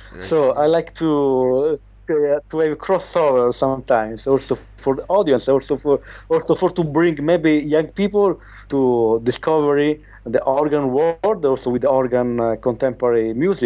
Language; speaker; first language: English; non-native, learner; Italian